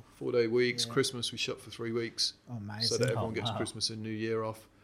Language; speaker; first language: English; native; English